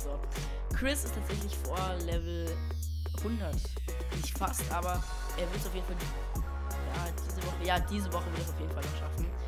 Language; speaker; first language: German; native; German